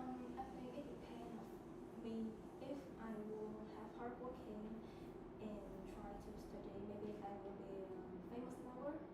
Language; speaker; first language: English; non-native, learner; Vietnamese